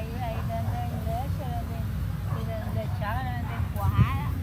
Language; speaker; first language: Spanish; native; Spanish